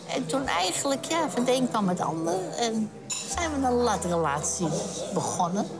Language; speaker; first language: Dutch; native; Dutch